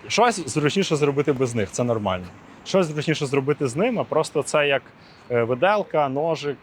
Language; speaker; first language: Ukrainian; non-native, local second language; Russian